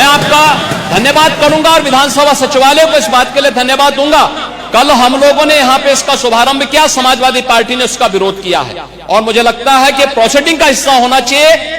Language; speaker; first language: Hindi; native; Hindi